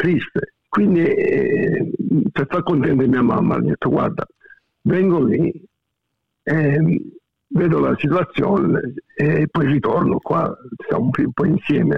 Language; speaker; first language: Italian; native; Italian